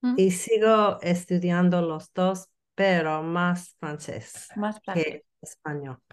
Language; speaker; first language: Spanish; non-native, learner; English